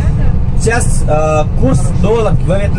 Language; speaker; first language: Russian; non-native, learner; Vietnamese